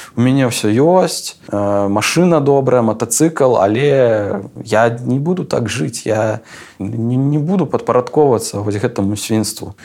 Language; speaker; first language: Belarusian; non-native, local second language; Russian